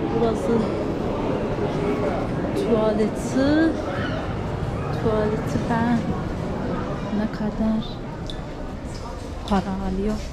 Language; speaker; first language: Turkish; non-native, learner; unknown